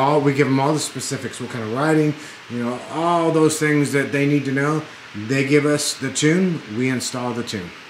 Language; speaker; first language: English; native; English